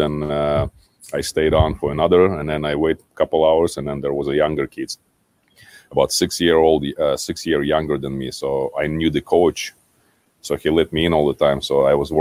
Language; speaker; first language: English; non-native, fluent; Kazakh